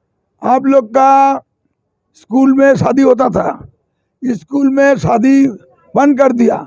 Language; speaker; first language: Hindi; non-native, local second language; Bangla